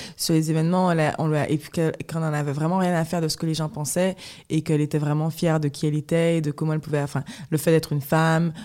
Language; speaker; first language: French; native; French